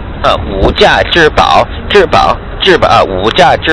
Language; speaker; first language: Chinese; non-native, learner; English